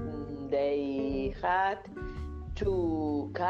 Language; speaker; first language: English; non-native, learner; Spanish